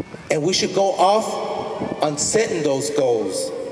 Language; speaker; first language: English; early bilingual, other home language; Spanish